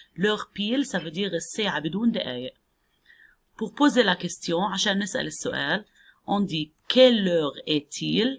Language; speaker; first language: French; non-native, fluent; Arabic